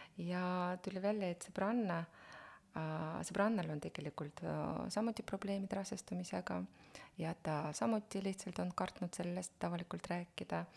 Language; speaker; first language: Estonian; non-native, local second language; Russian